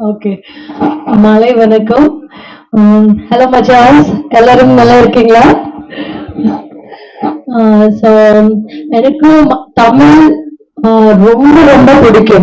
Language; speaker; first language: Tamil; non-native, learner; Kannada